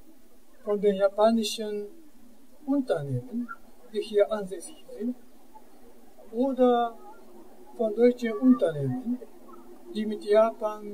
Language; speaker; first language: German; non-native, fluent; Japanese